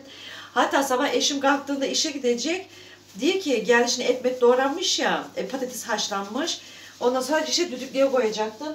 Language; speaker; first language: Turkish; native; Turkish